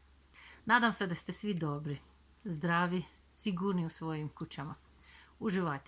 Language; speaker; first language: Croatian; non-native, fluent; Turkish